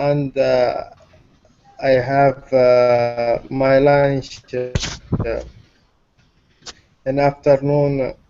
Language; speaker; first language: English; non-native, learner; Arabic